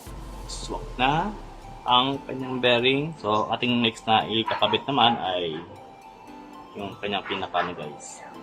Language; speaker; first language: Filipino; native; Filipino